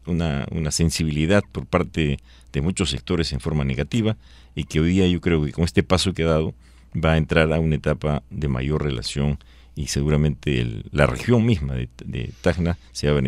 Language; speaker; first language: Spanish; native; Spanish